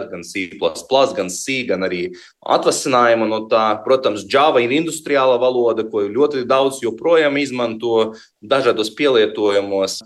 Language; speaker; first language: Latvian; non-native, local second language; Russian